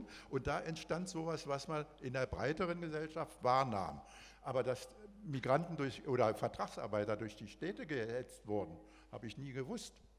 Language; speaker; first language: German; native; German